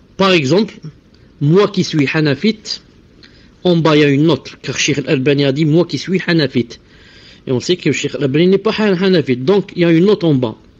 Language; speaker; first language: French; non-native, local second language; Arabic